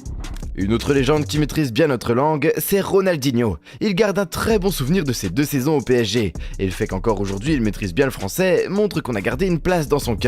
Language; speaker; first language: French; native; French